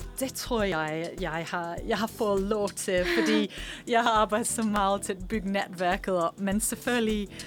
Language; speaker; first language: Danish; non-native, fluent; English